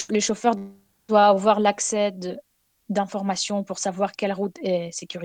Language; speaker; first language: French; non-native, fluent; Ukrainian